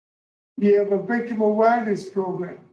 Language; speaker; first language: English; native; English